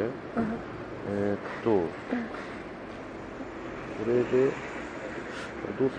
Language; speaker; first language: Japanese; native; Japanese